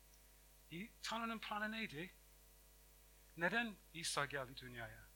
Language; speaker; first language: Turkish; non-native, fluent; English